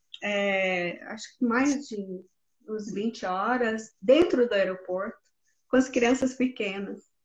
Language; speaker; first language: Portuguese; native; Portuguese